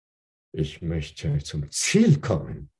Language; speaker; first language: German; non-native, fluent; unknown